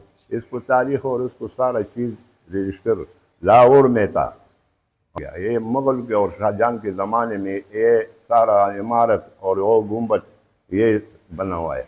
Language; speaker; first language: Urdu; non-native, local second language; Pashto